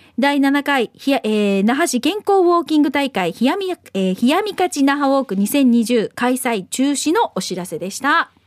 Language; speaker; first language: Japanese; native; Japanese